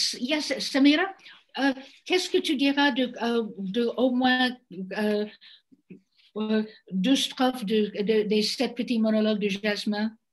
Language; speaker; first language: French; non-native, fluent; English